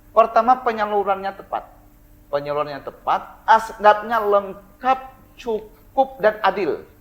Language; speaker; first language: Indonesian; non-native, local second language; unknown